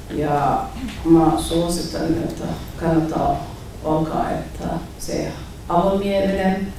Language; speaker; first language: Finnish; non-native, learner; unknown